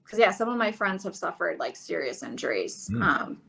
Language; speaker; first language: English; native; English